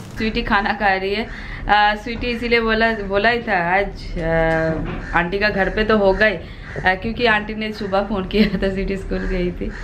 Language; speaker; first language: Hindi; non-native, local second language; Bangla